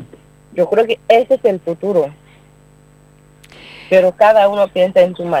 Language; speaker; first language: Spanish; non-native, learner; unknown